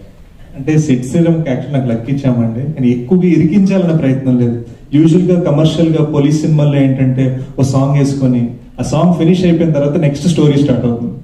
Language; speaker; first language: Telugu; early bilingual, heritage; Telugu